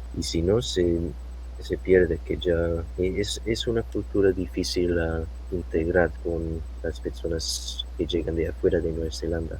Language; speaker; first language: Spanish; non-native, fluent; English